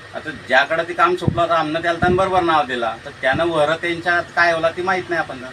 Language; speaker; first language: Marathi; non-native, local second language; Bhili